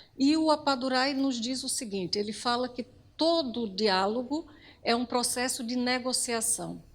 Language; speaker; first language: Portuguese; native; Portuguese